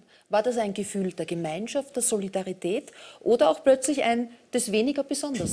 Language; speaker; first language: German; native; German